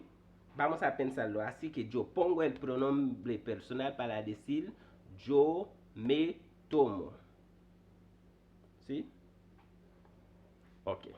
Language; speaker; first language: Spanish; non-native, fluent; Haitian Creole